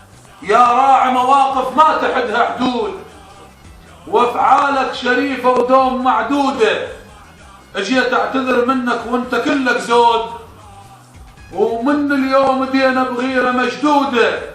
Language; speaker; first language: Arabic; native; Arabic